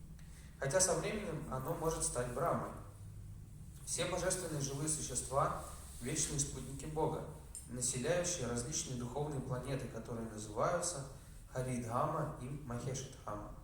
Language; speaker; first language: Russian; native; Russian